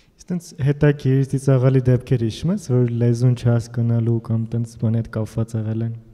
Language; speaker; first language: Armenian; native; Armenian